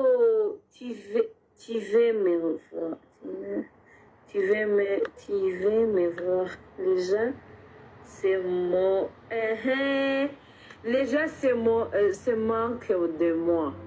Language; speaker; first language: French; non-native, learner; Kinyarwanda